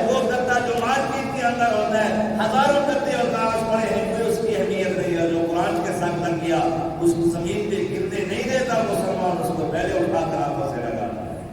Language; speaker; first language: Urdu; native; Urdu